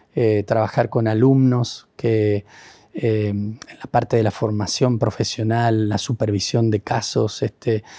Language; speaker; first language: Spanish; native; Spanish